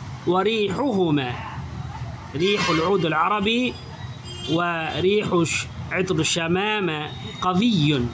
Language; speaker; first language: Arabic; non-native, fluent; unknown